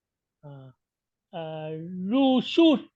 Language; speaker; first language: English; non-native, learner; Vietnamese